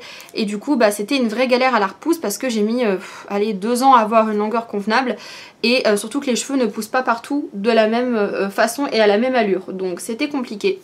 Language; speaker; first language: French; native; French